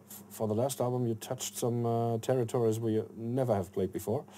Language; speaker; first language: English; non-native, fluent; German